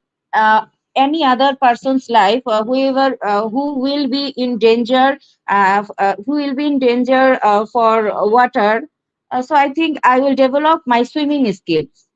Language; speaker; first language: English; non-native, learner; Bangla